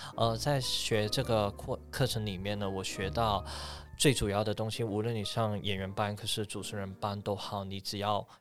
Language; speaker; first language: Chinese; non-native, fluent; Cantonese